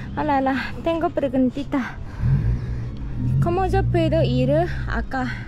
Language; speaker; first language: Spanish; non-native, learner; Japanese